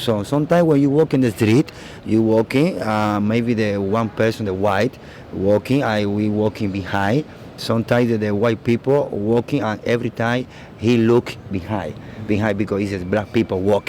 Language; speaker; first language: English; non-native, learner; Spanish